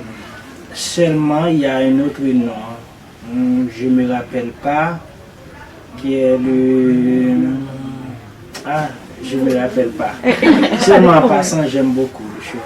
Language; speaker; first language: French; non-native, local second language; Haitian Creole